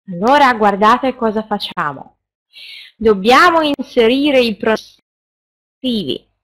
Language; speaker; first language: Italian; non-native, fluent; Russian